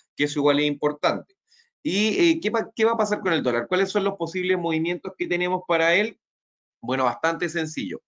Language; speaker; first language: Spanish; native; Spanish